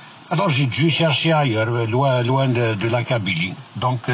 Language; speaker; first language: French; non-native, local second language; Kabyle